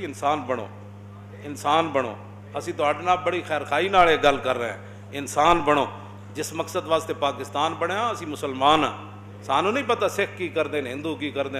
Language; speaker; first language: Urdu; non-native, local second language; Punjabi